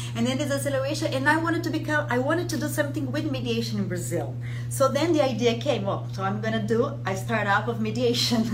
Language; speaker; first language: English; non-native, fluent; Portuguese